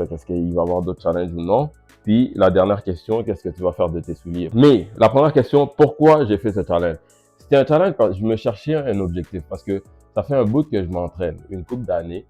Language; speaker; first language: French; native; French